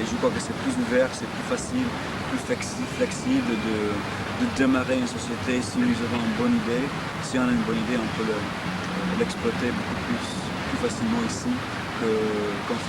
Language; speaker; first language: French; non-native, fluent; English